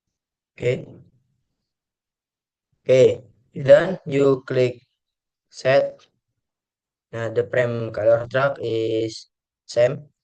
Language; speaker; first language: English; non-native, learner; Indonesian